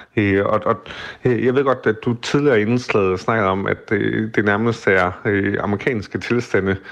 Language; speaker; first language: Danish; native; Danish